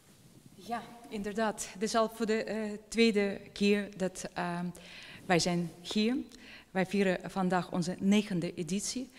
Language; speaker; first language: Dutch; non-native, fluent; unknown